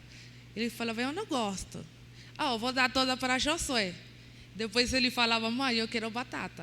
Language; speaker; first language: Portuguese; non-native, learner; Spanish